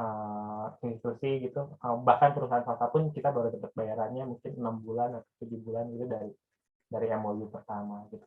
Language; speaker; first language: Indonesian; native; Indonesian